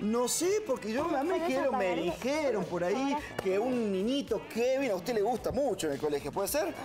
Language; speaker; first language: Spanish; native; Spanish